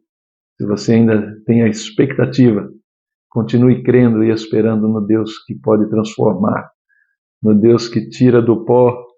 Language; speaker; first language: Portuguese; native; Portuguese